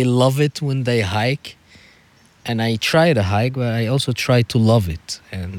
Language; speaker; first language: Slovenian; non-native, learner; Arabic